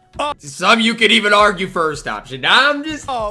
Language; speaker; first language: English; native; English